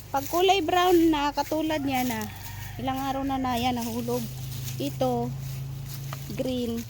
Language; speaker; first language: Filipino; non-native, local second language; Cebuano